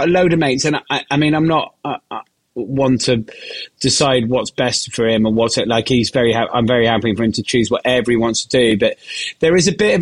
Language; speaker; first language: English; native; English